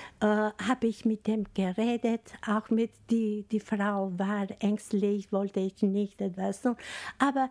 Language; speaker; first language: German; non-native, learner; Albanian